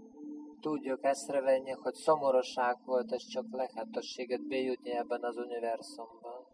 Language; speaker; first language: Hungarian; non-native, fluent; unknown